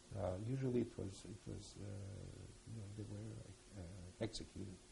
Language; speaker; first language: English; early bilingual, other home language; French